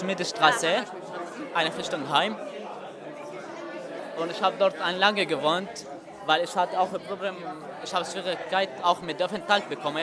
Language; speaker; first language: German; non-native, learner; Arabic